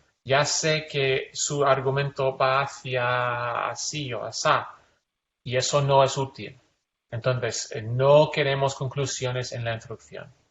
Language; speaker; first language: Spanish; non-native, fluent; English